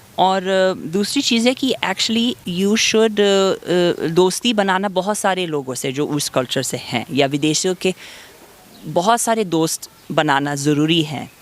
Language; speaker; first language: Hindi; non-native, fluent; English